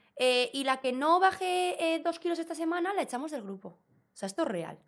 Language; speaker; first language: Spanish; native; Spanish